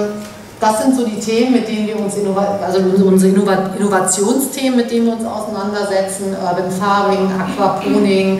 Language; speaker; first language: German; native; German